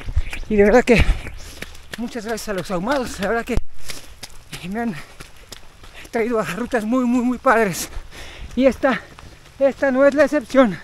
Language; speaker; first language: Spanish; native; Spanish